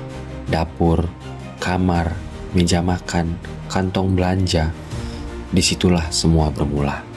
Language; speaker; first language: Indonesian; native; Indonesian